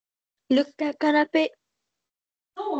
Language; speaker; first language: French; non-native, learner; Arabic